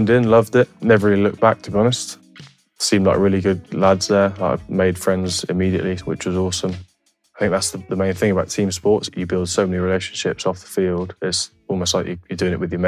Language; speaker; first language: English; native; English